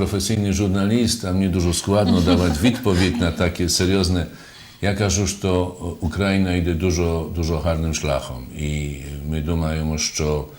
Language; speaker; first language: Ukrainian; non-native, fluent; Polish